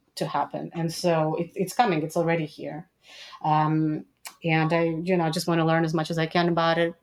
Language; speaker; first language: English; non-native, fluent; Russian